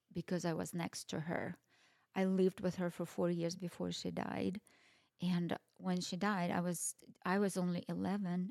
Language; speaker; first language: English; non-native, fluent; Russian